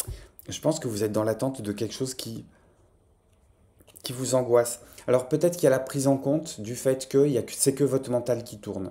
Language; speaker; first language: French; native; French